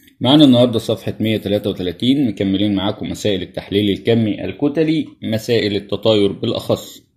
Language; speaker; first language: Arabic; native; Arabic